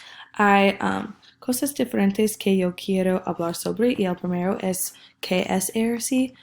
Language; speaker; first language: Spanish; non-native, learner; English